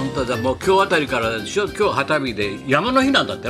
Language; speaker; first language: Japanese; native; Japanese